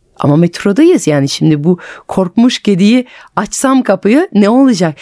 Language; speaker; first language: Turkish; non-native, fluent; French